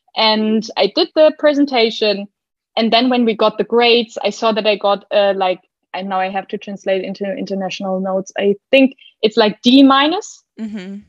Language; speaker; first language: English; non-native, fluent; German